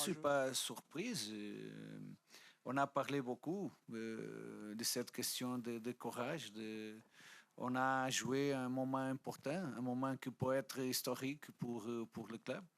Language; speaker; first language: French; non-native, fluent; Portuguese